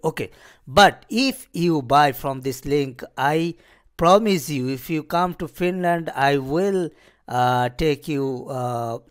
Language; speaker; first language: English; non-native, local second language; Bangla